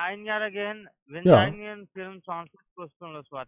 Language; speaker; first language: German; non-native, learner; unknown